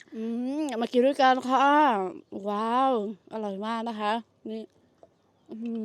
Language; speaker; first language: Thai; non-native, local second language; Lahu